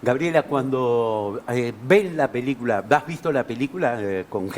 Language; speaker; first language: Spanish; native; Spanish